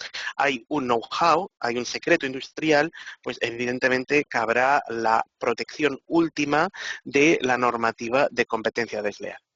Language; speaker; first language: Spanish; native; Spanish